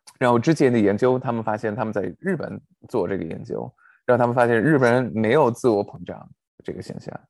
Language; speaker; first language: Chinese; non-native, fluent; English